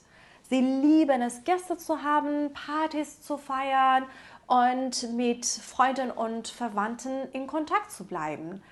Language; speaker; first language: German; non-native, fluent; Persian